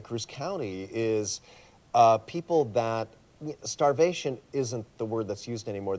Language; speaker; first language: English; early bilingual, other home language; Swiss German